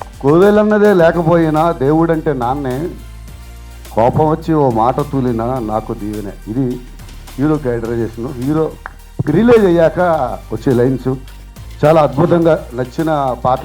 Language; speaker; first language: Telugu; native; Telugu